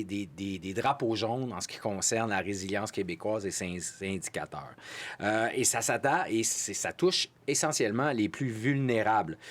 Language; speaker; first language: French; native; French